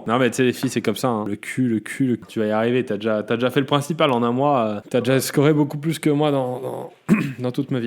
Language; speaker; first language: French; native; French